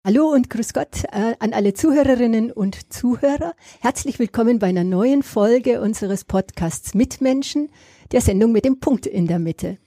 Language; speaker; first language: German; native; German